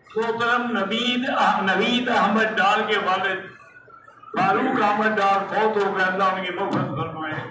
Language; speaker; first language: Urdu; native; Urdu